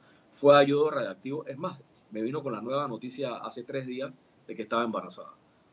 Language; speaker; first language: Spanish; native; Spanish